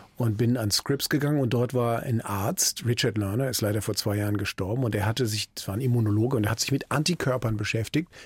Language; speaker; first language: German; native; German